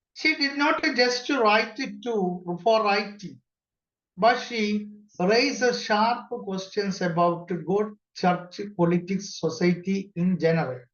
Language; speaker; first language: English; non-native, local second language; Malayalam